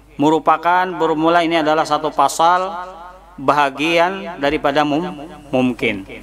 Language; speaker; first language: Indonesian; non-native, local second language; Banjar